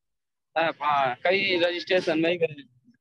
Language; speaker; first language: Chinese; non-native, learner; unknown